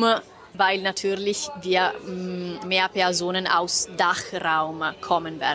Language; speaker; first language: German; non-native, fluent; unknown